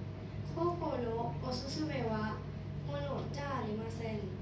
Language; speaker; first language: Japanese; non-native, learner; Thai